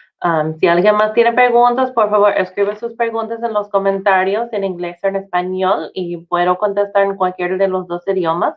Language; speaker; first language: Spanish; non-native, fluent; English